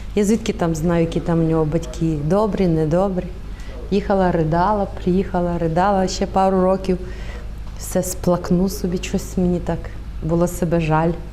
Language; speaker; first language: Ukrainian; native; Ukrainian